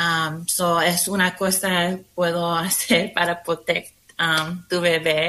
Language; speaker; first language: Spanish; non-native, learner; English